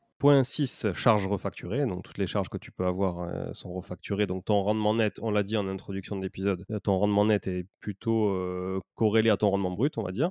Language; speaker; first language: French; native; French